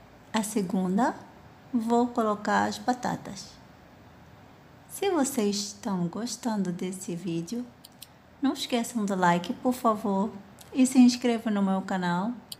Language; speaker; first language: Portuguese; non-native, fluent; Arabic